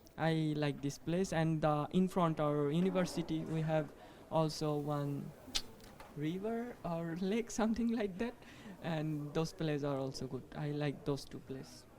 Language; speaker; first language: English; non-native, fluent; Bangla